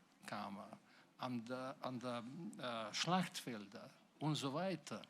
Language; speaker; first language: German; non-native, fluent; Slovenian